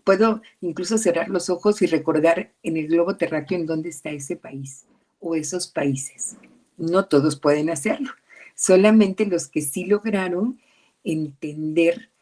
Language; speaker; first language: Spanish; native; Spanish